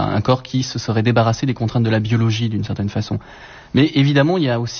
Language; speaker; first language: French; native; French